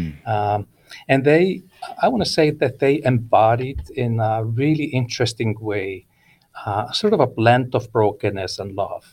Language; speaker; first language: English; non-native, fluent; Icelandic